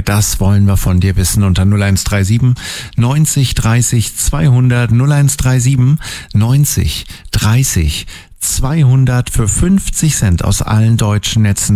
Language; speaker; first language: German; native; German